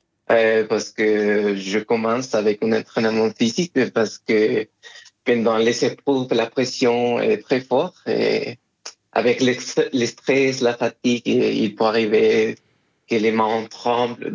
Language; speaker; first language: French; non-native, fluent; Spanish